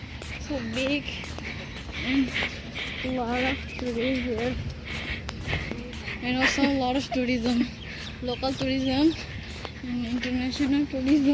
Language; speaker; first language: English; non-native, learner; Indonesian